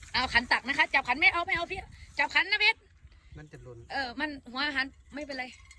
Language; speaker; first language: Thai; native; Thai